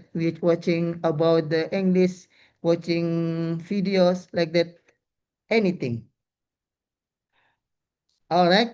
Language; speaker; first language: English; non-native, learner; Indonesian